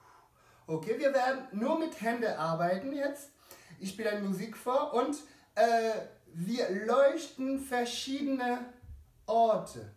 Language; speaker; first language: German; non-native, fluent; French